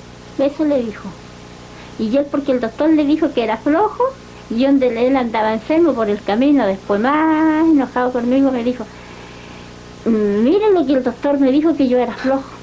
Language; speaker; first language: Spanish; native; Spanish